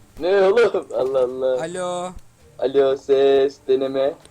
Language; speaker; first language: Turkish; native; Turkish